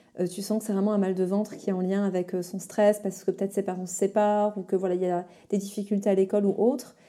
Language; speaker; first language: French; native; French